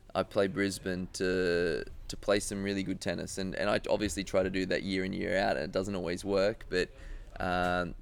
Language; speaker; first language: English; native; English